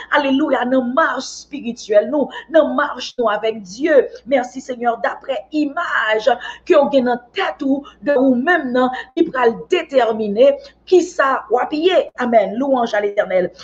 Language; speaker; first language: French; non-native, local second language; Haitian Creole